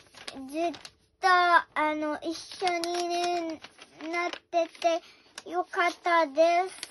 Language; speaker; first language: Japanese; early bilingual, other home language; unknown